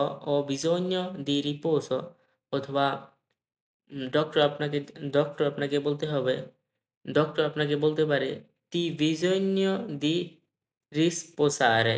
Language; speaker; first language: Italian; non-native, learner; Bangla